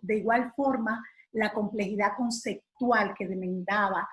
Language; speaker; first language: Spanish; native; Spanish